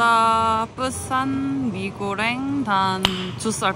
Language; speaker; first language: Indonesian; non-native, learner; Korean